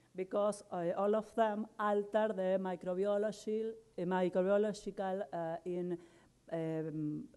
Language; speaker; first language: English; non-native, learner; Spanish